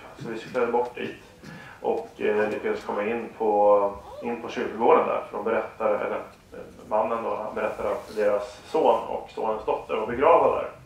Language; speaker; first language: Swedish; native; Swedish